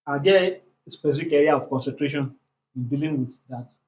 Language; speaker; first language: English; non-native, local second language; Yoruba